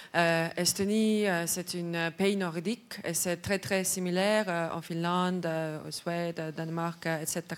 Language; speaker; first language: French; non-native, learner; Estonian